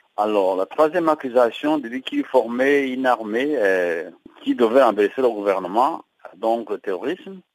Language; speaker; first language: French; non-native, local second language; Kinyarwanda